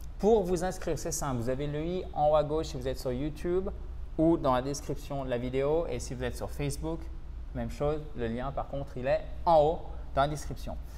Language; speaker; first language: French; native; French